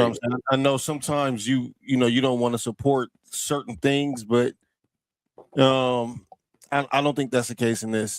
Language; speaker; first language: English; native; English